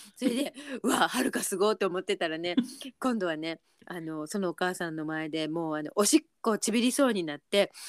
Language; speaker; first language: Japanese; native; Japanese